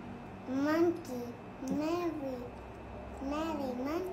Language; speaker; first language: English; non-native, learner; Thai